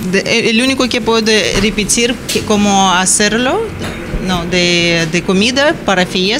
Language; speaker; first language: Spanish; non-native, learner; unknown